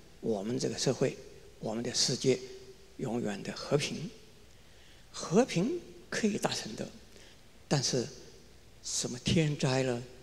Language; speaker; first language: Chinese; native; Chinese